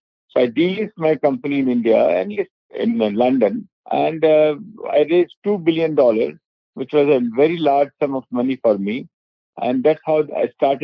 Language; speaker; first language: English; non-native, local second language; Hindi